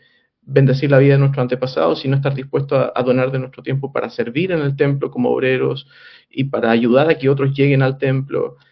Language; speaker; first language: Spanish; native; Spanish